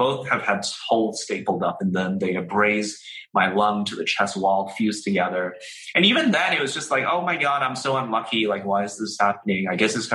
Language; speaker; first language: English; non-native, local second language; Cantonese